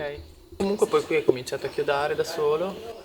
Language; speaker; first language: Italian; native; Italian